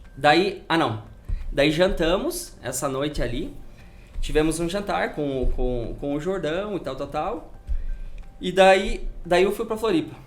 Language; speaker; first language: Portuguese; native; Portuguese